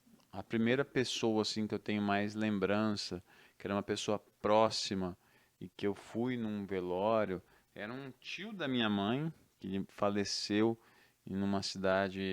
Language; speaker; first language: Portuguese; native; Portuguese